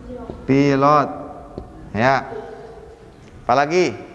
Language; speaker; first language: Indonesian; native; Indonesian